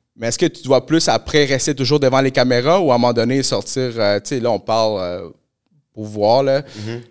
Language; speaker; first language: French; early bilingual, other home language; Spanish